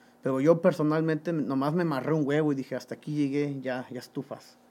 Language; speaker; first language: Spanish; early bilingual, heritage; Spanish